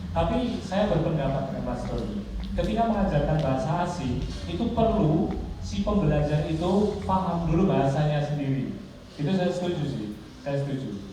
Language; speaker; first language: Indonesian; native; Indonesian